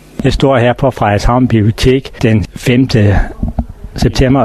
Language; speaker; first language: Danish; native; Danish